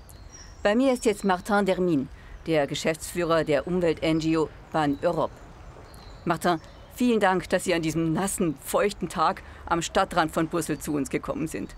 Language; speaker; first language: German; native; German